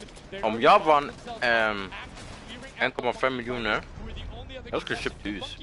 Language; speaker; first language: Swedish; early bilingual, other home language; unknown